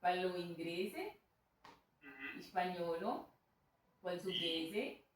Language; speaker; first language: Italian; non-native, learner; Haitian Creole